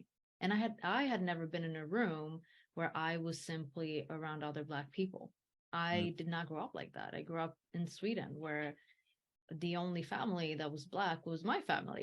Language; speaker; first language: English; early bilingual, heritage; English